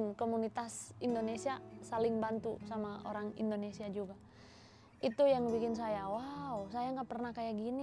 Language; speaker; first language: Indonesian; non-native, fluent; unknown